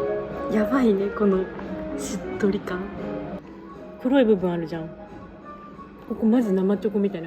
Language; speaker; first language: Japanese; native; Japanese